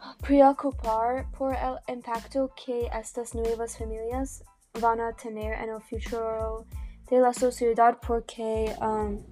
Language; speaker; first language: Spanish; non-native, learner; English